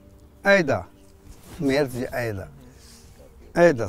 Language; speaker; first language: Russian; non-native, learner; Chinese